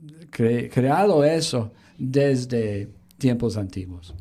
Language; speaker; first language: Spanish; non-native, fluent; English